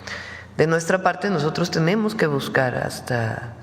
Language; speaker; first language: Spanish; native; Spanish